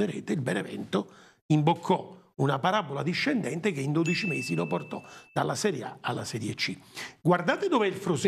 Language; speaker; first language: Italian; native; Italian